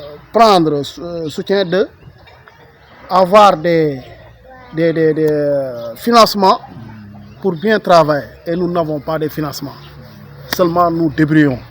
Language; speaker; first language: French; non-native, local second language; Wolof